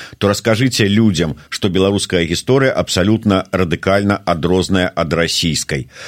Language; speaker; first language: Belarusian; native; Belarusian